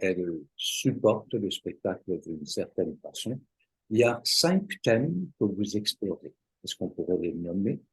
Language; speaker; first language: French; native; French